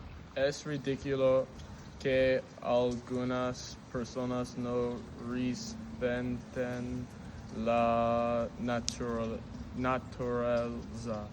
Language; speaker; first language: Spanish; non-native, learner; English